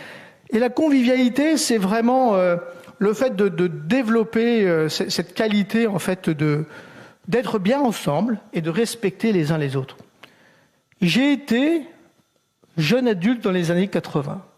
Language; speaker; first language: French; native; French